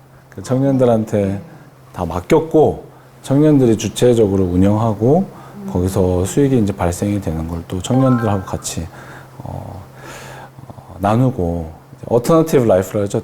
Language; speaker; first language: Korean; native; Korean